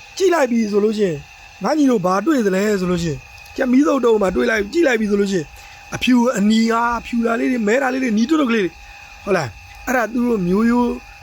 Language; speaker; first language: Burmese; native; Burmese